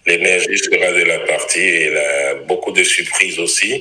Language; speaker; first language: French; non-native, local second language; Ewe